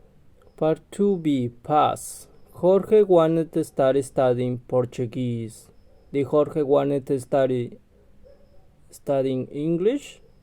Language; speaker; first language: English; non-native, learner; Spanish